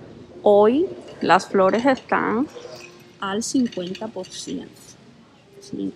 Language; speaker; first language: Spanish; native; Spanish